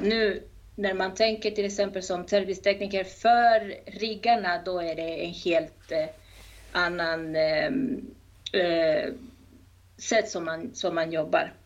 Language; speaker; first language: Swedish; non-native, fluent; Spanish